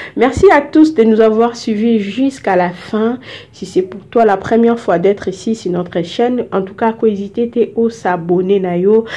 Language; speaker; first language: French; non-native, local second language; Lingala